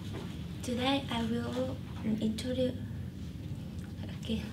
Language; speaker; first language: English; non-native, learner; Vietnamese